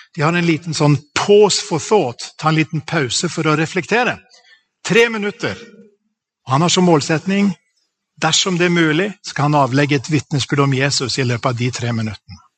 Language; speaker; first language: Norwegian; native; Norwegian